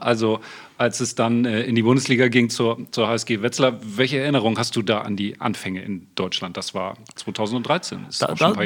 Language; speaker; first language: German; native; German